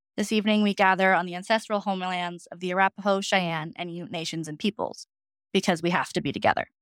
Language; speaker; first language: English; native; English